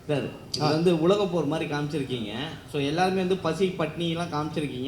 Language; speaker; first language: Tamil; native; Tamil